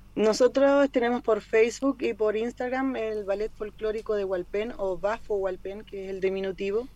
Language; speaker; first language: Spanish; native; Spanish